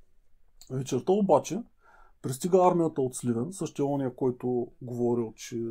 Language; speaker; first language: Bulgarian; native; Bulgarian